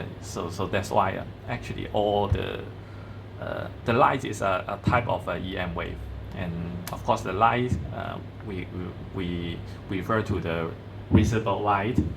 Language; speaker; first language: English; non-native, fluent; Chinese